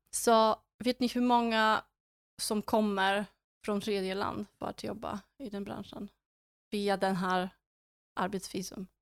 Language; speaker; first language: Swedish; non-native, fluent; Polish